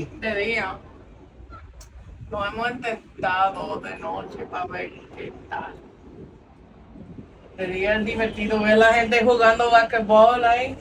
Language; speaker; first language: Spanish; non-native, fluent; English